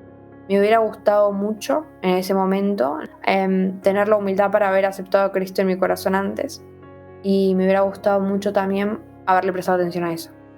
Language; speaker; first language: Spanish; native; Spanish